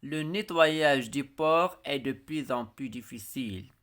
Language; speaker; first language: French; non-native, local second language; Arabic